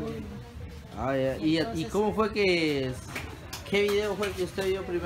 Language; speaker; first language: Spanish; native; Spanish